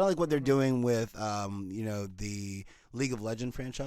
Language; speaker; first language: English; native; English